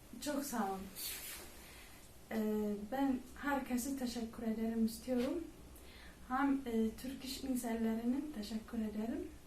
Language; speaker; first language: Turkish; non-native, learner; Amharic